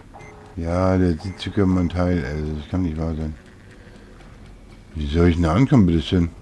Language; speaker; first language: German; native; German